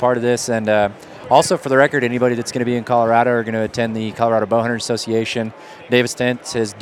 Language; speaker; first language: English; native; English